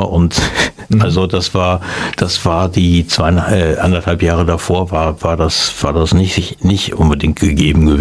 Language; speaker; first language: German; native; German